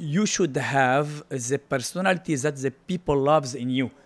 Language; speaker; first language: English; non-native, learner; Arabic